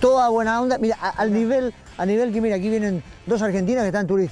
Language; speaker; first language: Spanish; native; Spanish